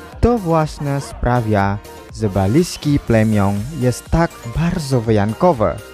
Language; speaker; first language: Polish; non-native, learner; Balinese